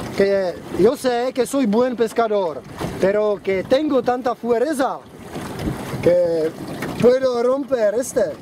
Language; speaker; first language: Spanish; non-native, learner; Czech